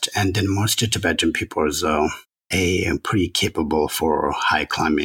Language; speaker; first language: English; non-native, learner; Chinese